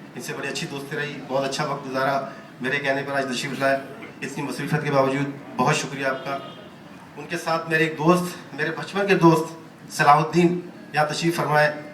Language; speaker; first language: Urdu; native; Urdu